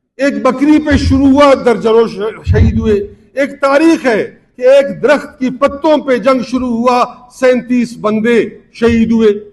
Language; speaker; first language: Urdu; non-native, local second language; Baluchi